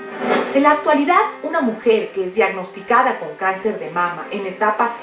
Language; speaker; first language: Spanish; native; Spanish